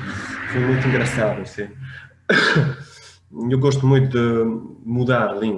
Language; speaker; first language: Portuguese; non-native, fluent; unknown